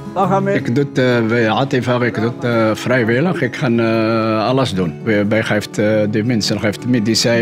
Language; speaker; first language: Dutch; non-native, learner; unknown